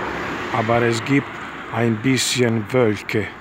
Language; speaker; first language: German; non-native, learner; Italian